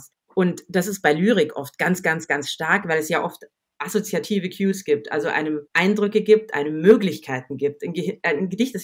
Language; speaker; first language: German; native; German